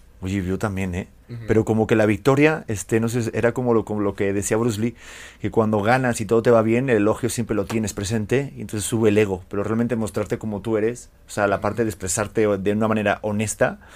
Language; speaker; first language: Spanish; native; Spanish